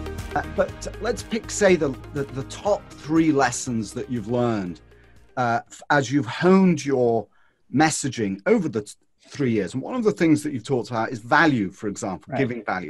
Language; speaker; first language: English; native; English